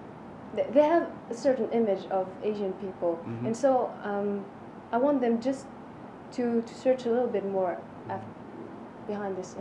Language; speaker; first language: English; non-native, fluent; French